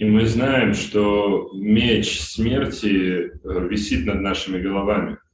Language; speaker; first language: Russian; native; Russian